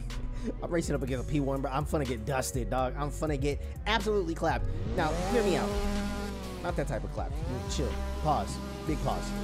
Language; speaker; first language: English; native; English